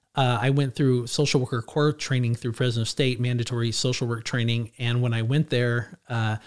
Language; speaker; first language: English; native; English